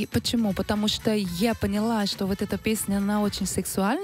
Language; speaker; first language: Russian; non-native, learner; Portuguese